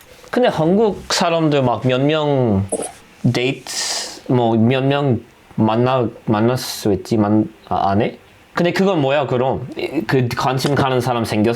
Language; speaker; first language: Korean; non-native, fluent; English